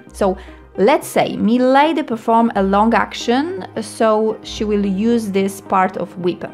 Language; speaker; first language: English; non-native, fluent; Polish